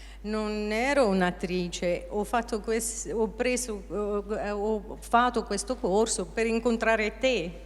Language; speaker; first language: Italian; non-native, fluent; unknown